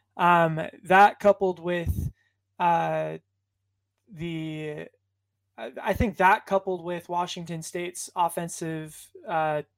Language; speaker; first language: English; native; English